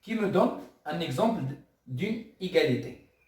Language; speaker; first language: French; non-native, local second language; Arabic